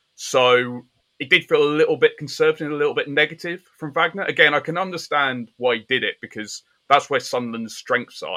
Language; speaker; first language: English; native; English